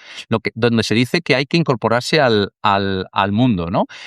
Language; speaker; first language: Spanish; native; Spanish